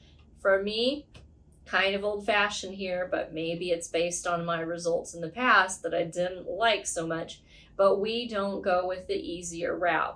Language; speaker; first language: English; native; English